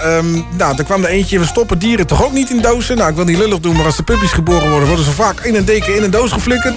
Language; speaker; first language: Dutch; native; Dutch